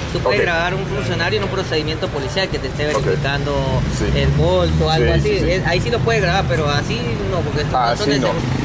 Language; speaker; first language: Spanish; native; Spanish